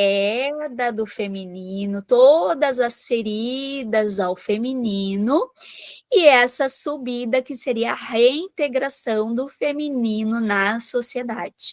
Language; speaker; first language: Portuguese; native; Portuguese